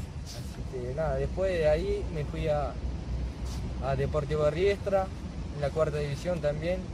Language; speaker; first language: Spanish; non-native, fluent; Japanese